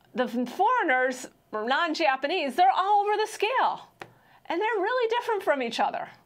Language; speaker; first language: English; native; English